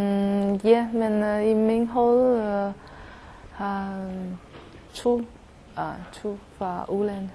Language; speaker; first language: Danish; non-native, learner; Chinese